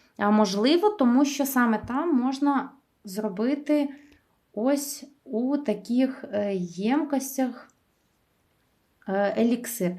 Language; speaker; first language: Ukrainian; native; Ukrainian